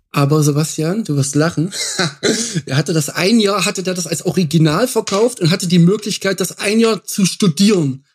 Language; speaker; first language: German; native; German